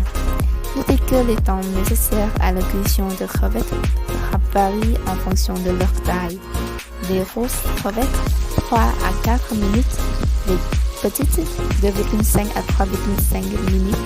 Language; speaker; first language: French; non-native, learner; Vietnamese